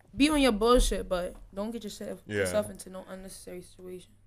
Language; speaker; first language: English; native; English